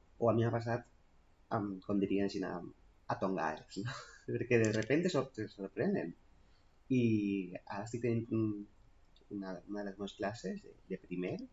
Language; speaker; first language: Catalan; native; Catalan